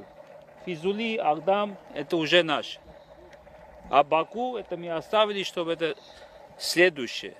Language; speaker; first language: Russian; non-native, fluent; Armenian